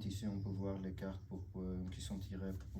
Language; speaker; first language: French; non-native, learner; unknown